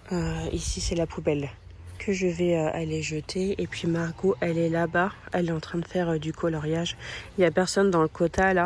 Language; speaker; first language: French; native; French